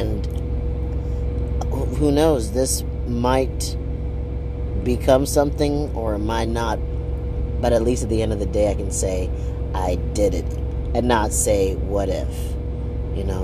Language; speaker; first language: English; early bilingual, other home language; Kinyarwanda